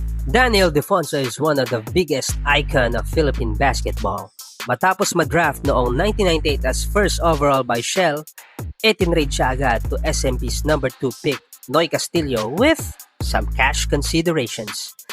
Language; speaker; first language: English; non-native, local second language; Filipino